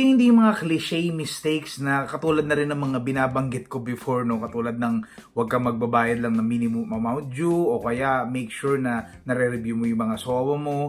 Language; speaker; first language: Filipino; native; Filipino